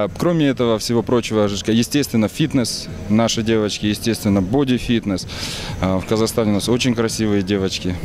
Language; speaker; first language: Russian; native; Russian